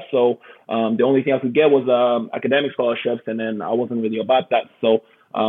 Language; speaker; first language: English; early bilingual, other home language; Korean